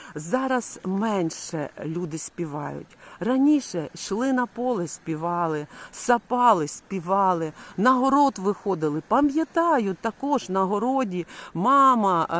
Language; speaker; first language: Ukrainian; non-native, local second language; Russian